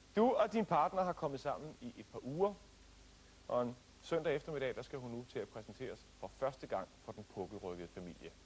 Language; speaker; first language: Danish; native; Danish